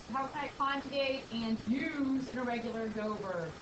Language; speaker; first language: English; native; English